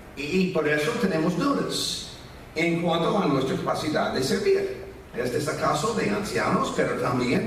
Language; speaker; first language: Spanish; non-native, fluent; English